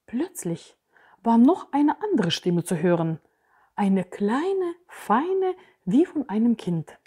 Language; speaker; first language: German; native; German